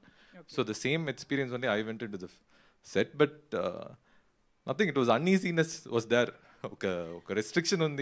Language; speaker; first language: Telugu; non-native, learner; Tamil